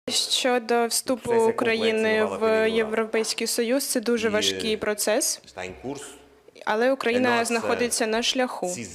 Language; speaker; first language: Ukrainian; non-native, fluent; Portuguese